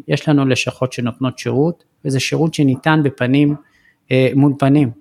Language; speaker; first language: Hebrew; early bilingual, other home language; Amharic